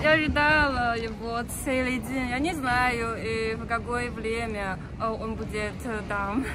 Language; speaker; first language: Russian; non-native, learner; Chinese